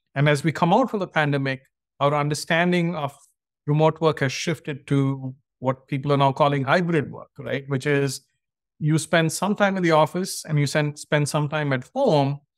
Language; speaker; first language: English; non-native, local second language; Tamil